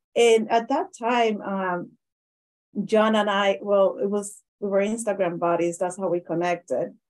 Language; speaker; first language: English; non-native, fluent; Spanish